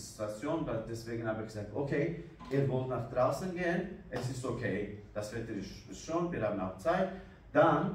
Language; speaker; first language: German; non-native, learner; Kurdish